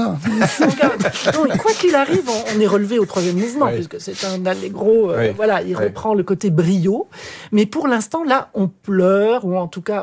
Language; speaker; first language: French; native; French